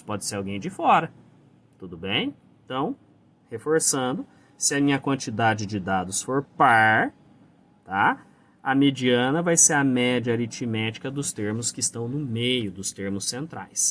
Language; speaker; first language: Portuguese; native; Portuguese